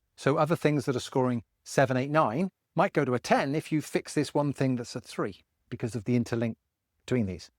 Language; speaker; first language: English; native; English